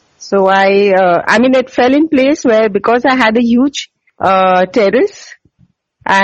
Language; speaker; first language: English; non-native, local second language; Hindi